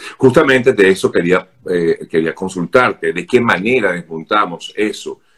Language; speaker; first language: Spanish; native; Spanish